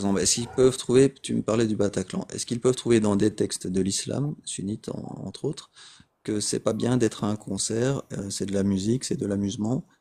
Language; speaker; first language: French; native; French